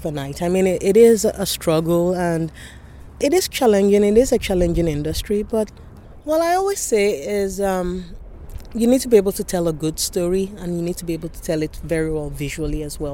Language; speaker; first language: English; non-native, local second language; Yoruba